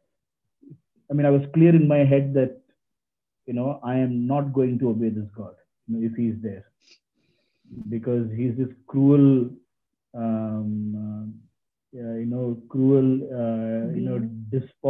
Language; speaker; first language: English; non-native, local second language; Malayalam